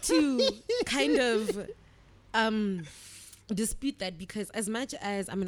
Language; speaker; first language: English; non-native, local second language; Tswana